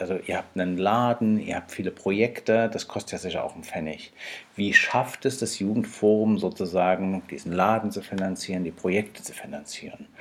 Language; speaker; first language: German; native; German